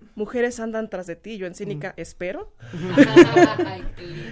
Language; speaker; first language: Spanish; native; Spanish